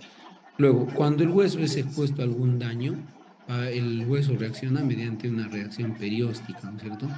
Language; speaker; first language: Spanish; native; Spanish